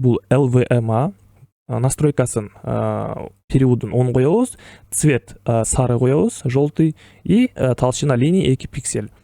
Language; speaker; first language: Russian; non-native, local second language; Kyrgyz